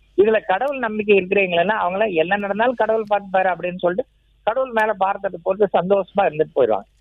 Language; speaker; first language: Tamil; native; Tamil